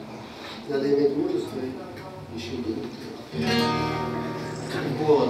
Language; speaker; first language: Russian; native; Russian